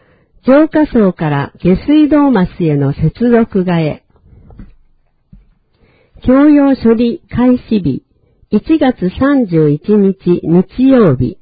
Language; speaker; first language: Japanese; native; Japanese